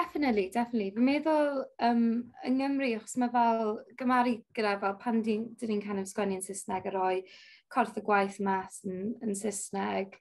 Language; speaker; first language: Welsh; non-native, local second language; English